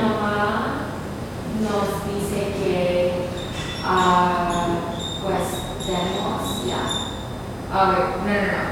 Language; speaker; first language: Spanish; non-native, learner; English